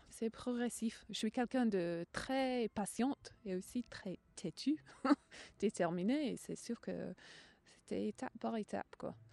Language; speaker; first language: French; non-native, fluent; English